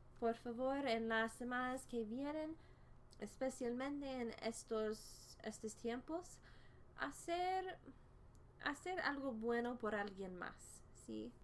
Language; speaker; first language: Spanish; non-native, fluent; English